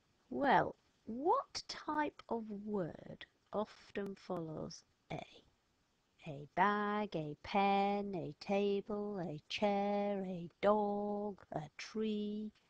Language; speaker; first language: English; native; English